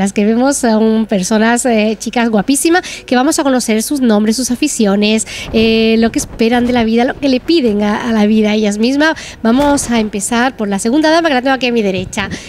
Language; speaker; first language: Spanish; native; Spanish